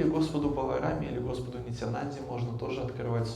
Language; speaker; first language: Russian; native; Russian